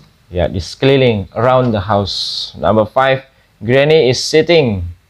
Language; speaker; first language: English; non-native, fluent; Indonesian